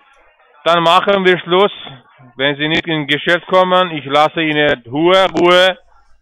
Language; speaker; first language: German; non-native, learner; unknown